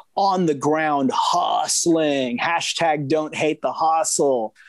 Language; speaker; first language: English; native; English